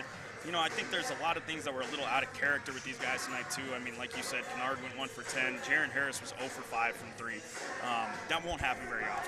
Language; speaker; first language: English; native; English